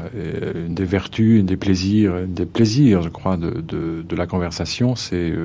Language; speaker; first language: French; native; French